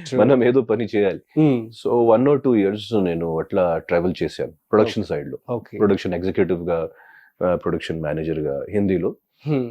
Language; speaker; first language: Telugu; non-native, local second language; Hindi